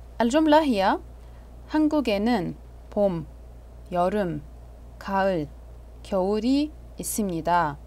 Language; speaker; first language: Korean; non-native, fluent; Arabic